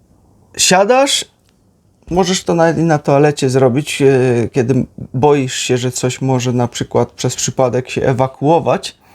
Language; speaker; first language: Polish; native; Polish